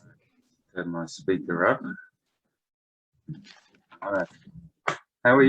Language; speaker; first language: English; non-native, fluent; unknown